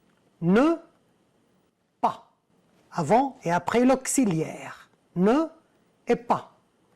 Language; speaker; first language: French; non-native, fluent; Arabic